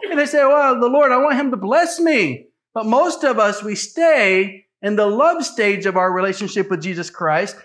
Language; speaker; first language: English; native; English